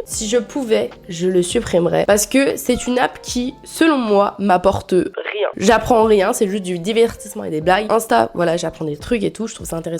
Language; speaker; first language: French; native; French